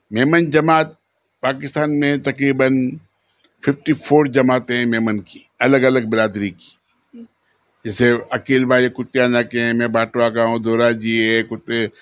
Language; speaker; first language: Urdu; non-native, local second language; Memoni